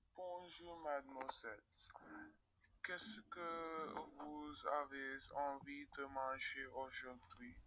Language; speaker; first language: French; non-native, learner; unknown